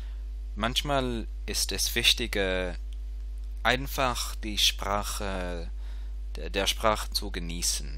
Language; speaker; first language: German; non-native, fluent; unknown